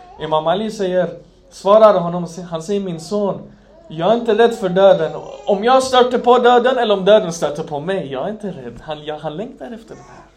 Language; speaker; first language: Swedish; non-native, fluent; Arabic